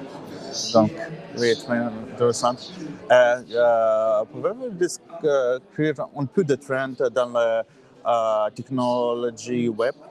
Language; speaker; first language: French; non-native, learner; English